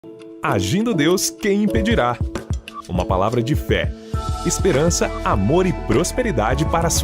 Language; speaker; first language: Portuguese; native; Portuguese